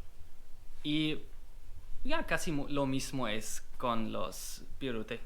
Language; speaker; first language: Spanish; non-native, learner; German